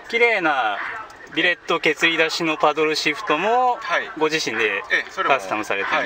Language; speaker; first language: Japanese; native; Japanese